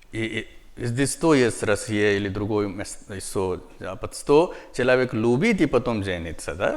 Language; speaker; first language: Russian; non-native, learner; Hindi